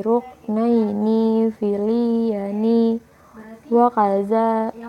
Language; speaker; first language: Arabic; non-native, learner; Indonesian